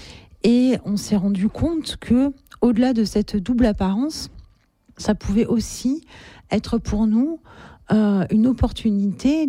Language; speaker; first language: French; native; French